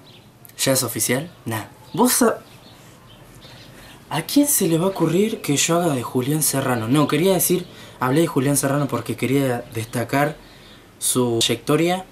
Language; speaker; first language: Spanish; native; Spanish